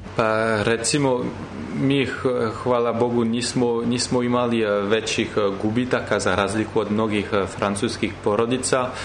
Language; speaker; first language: Serbian; non-native, fluent; French